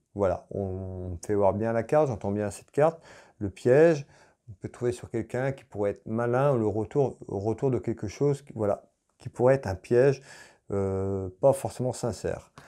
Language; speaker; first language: French; native; French